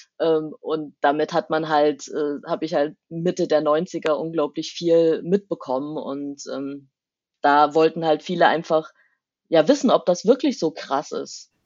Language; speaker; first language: German; native; German